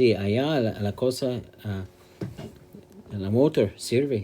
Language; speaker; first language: Spanish; non-native, learner; English